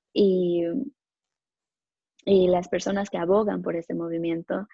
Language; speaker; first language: Spanish; early bilingual, other home language; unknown